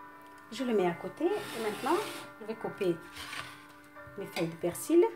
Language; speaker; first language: French; non-native, local second language; Arabic